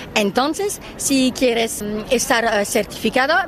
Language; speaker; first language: Spanish; non-native, fluent; French